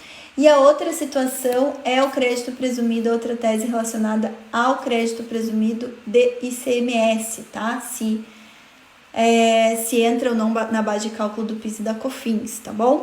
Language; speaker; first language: Portuguese; native; Portuguese